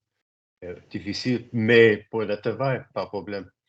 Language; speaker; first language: French; non-native, learner; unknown